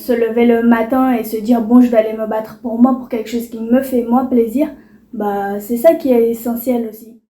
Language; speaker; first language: French; early bilingual, other home language; Portuguese